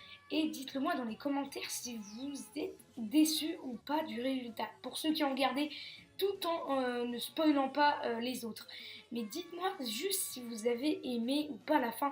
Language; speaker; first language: French; native; French